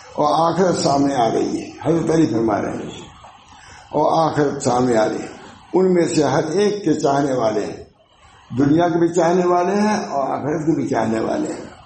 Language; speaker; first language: Urdu; native; Urdu